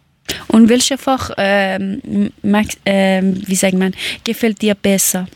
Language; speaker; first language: German; non-native, learner; Persian